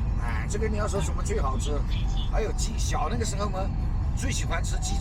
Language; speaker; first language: Chinese; native; Chinese